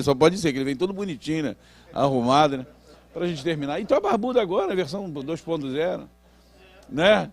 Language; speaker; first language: Portuguese; native; Portuguese